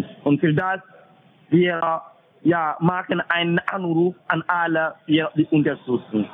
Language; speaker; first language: German; non-native, fluent; French